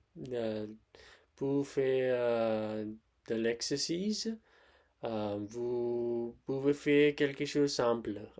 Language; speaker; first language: French; non-native, learner; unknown